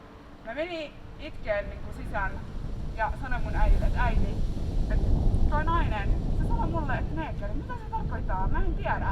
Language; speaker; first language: Finnish; early bilingual, other home language; Somali